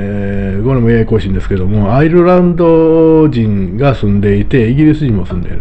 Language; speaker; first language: Japanese; native; Japanese